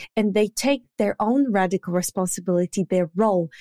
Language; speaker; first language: English; non-native, fluent; Polish